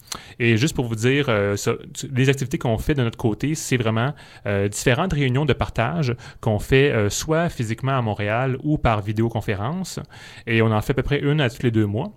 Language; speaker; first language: French; native; French